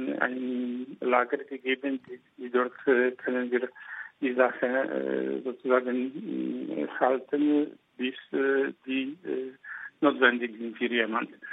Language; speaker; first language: German; non-native, fluent; Polish